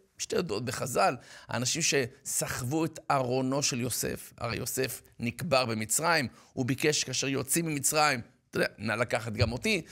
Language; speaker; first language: Hebrew; native; Hebrew